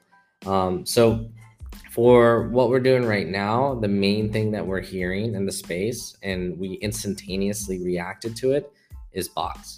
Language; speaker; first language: English; native; English